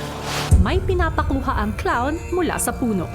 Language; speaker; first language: Filipino; native; Filipino